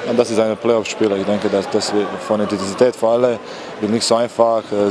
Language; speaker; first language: German; non-native, learner; Croatian